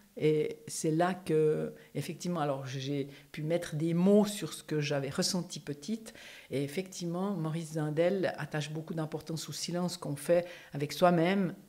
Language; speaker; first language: French; native; French